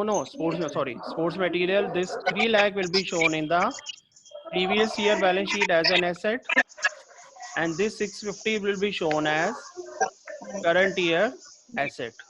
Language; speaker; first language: English; non-native, local second language; Hindi